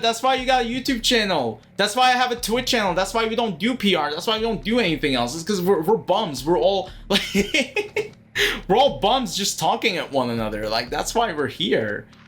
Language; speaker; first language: English; native; English